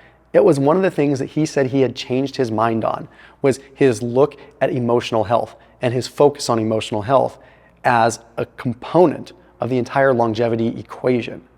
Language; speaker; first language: English; native; English